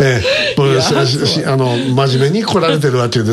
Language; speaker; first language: Japanese; native; Japanese